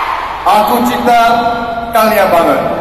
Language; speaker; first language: Indonesian; non-native, learner; Korean